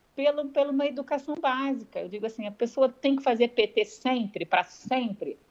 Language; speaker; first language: Portuguese; native; Portuguese